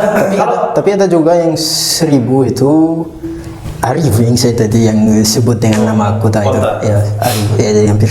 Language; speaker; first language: Indonesian; non-native, fluent; Malagasy